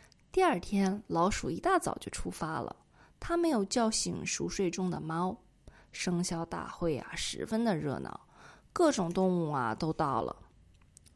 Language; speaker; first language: Chinese; native; Chinese